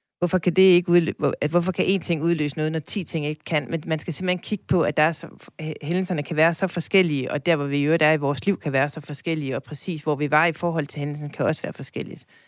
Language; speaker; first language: Danish; native; Danish